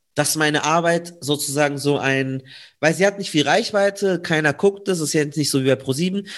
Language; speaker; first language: German; native; German